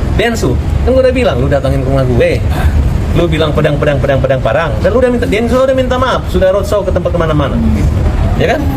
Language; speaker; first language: Indonesian; native; Indonesian